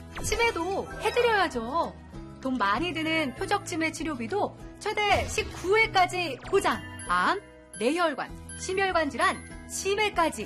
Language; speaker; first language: Korean; native; Korean